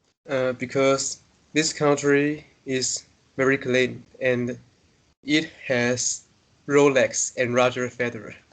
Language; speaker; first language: English; non-native, learner; Chinese